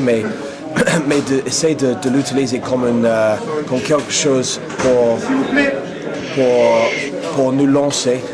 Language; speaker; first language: French; non-native, fluent; English